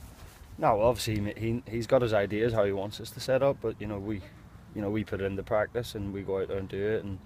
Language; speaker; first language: English; native; English